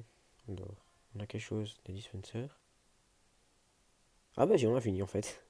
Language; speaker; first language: French; native; French